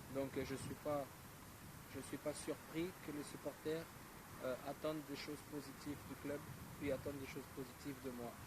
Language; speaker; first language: French; native; French